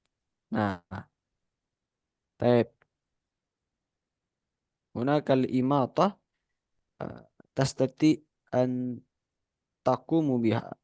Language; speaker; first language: Arabic; non-native, fluent; Indonesian